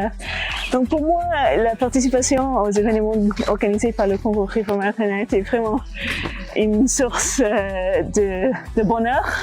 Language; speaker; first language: French; non-native, fluent; English